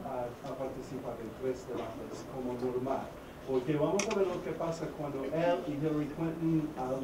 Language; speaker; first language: Spanish; non-native, fluent; English